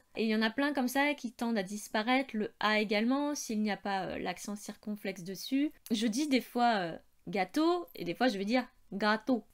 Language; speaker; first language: French; native; French